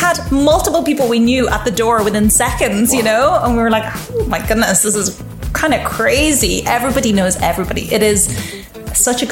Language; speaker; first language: English; native; English